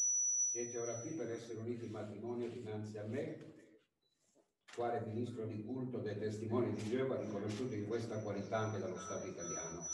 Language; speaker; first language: Italian; native; Italian